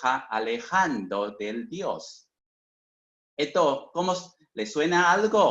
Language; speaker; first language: Spanish; non-native, fluent; Chinese